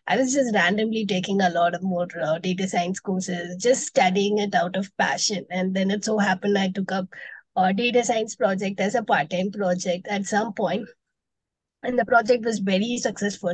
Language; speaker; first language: English; non-native, local second language; Tamil